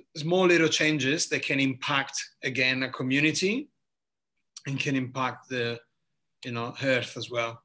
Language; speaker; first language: English; non-native, fluent; Italian